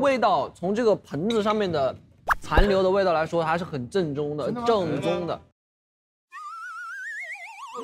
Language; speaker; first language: Chinese; native; Chinese